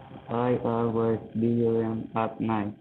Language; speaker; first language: English; non-native, learner; Spanish